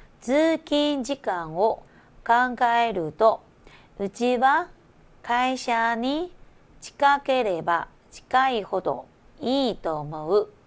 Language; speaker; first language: Japanese; non-native, fluent; Chinese